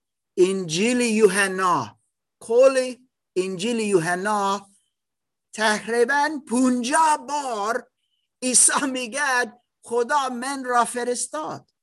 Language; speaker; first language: Persian; non-native, learner; German